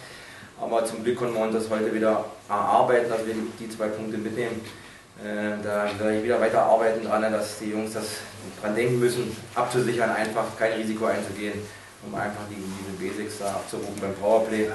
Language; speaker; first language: German; native; German